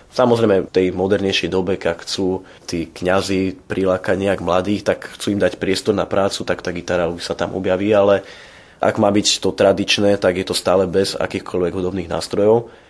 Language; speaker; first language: Slovak; non-native, local second language; Rusyn